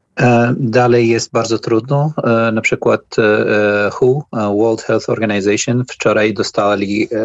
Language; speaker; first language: Polish; non-native, learner; Arabic